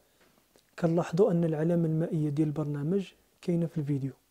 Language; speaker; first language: Arabic; native; Arabic